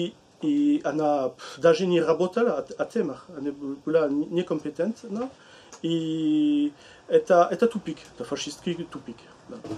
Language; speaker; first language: Russian; non-native, learner; French